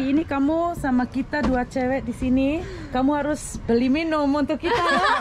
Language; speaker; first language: Indonesian; early bilingual, heritage; Indonesian